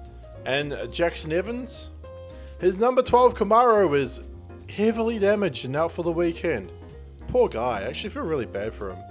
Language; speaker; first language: English; native; English